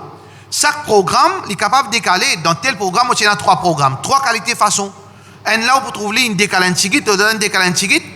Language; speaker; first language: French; non-native, learner; Morisyen